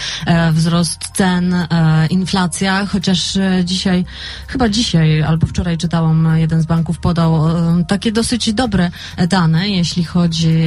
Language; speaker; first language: Polish; native; Polish